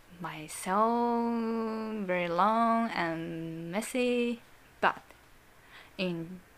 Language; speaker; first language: English; non-native, learner; Japanese